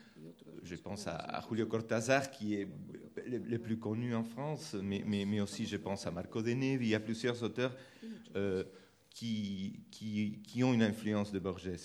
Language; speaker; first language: French; non-native, fluent; Spanish